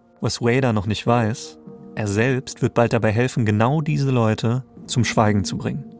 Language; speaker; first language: German; native; German